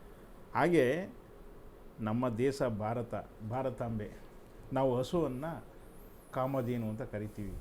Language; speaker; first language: Kannada; native; Kannada